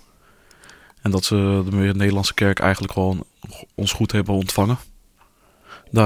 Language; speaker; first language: Dutch; early bilingual, other home language; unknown